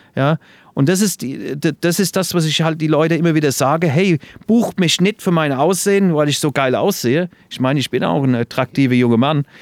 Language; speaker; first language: German; non-native, fluent; English